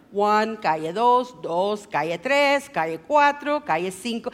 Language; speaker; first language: Spanish; early bilingual, heritage; Spanish